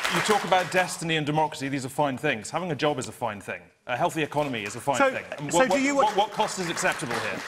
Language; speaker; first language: English; native; English